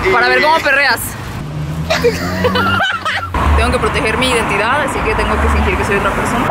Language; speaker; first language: Spanish; native; Spanish